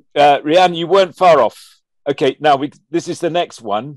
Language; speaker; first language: English; native; English